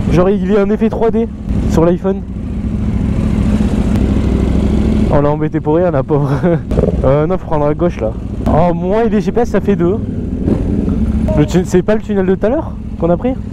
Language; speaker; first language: French; native; French